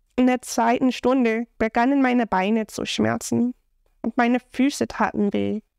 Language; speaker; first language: German; non-native, fluent; English